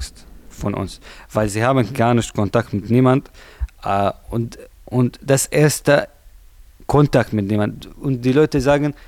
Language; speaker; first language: German; non-native, learner; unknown